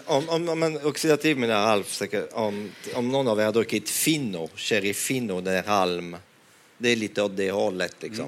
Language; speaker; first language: Swedish; non-native, fluent; French